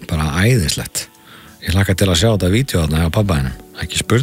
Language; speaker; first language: Icelandic; native; Icelandic